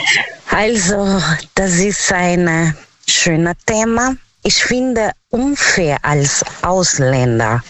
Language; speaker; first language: German; non-native, learner; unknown